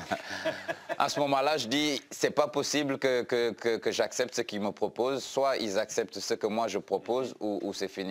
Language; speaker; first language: French; non-native, local second language; Wolof